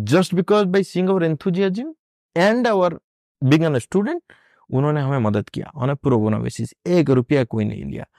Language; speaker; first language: Hindi; non-native, local second language; Odia